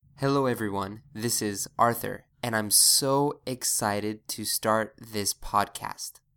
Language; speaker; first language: English; non-native, fluent; Japanese